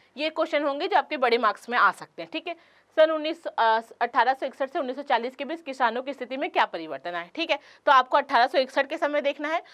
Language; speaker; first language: Hindi; native; Hindi